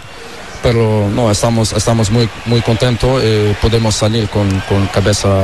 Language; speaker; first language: Spanish; non-native, learner; Portuguese